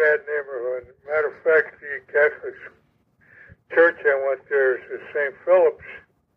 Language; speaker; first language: English; native; English